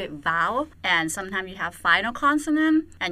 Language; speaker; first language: English; non-native, fluent; Thai